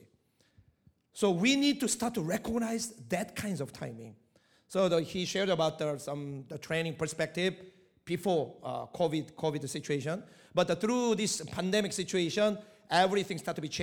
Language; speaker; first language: English; non-native, fluent; Korean